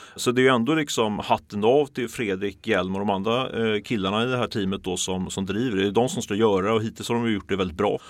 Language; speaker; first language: Swedish; native; Swedish